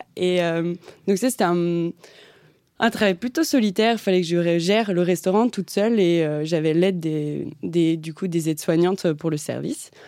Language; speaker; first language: French; native; French